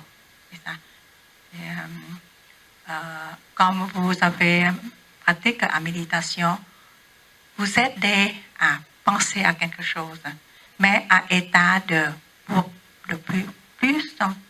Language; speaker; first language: French; non-native, learner; Vietnamese